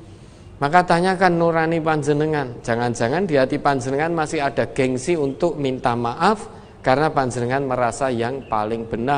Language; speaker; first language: Indonesian; non-native, local second language; Javanese